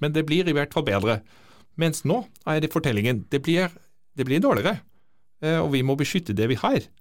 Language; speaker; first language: Norwegian; non-native, fluent; Dutch